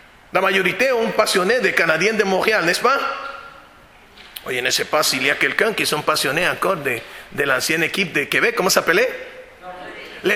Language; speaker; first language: French; non-native, fluent; Spanish